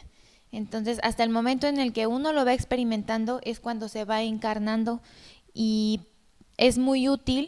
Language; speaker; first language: Spanish; native; Spanish